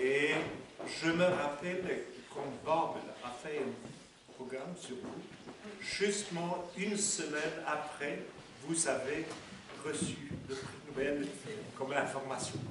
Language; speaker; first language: French; non-native, fluent; Swedish